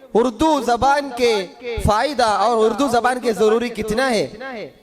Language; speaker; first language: Hindi; non-native, local second language; Malayalam